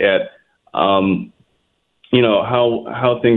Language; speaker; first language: English; native; English